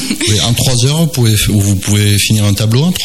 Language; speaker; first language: French; native; French